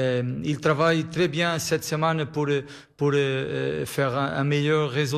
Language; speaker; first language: French; non-native, learner; Portuguese